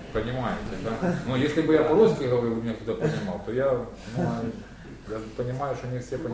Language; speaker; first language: Polish; non-native, learner; Russian